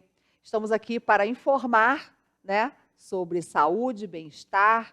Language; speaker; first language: Portuguese; native; Portuguese